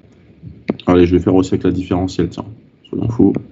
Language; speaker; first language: French; native; French